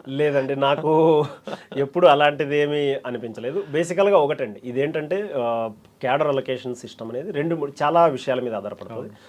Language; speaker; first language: Telugu; native; Telugu